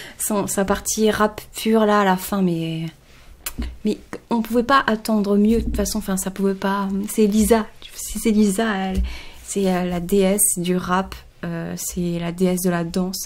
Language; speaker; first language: French; native; French